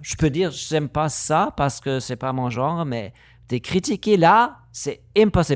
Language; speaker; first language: French; non-native, learner; German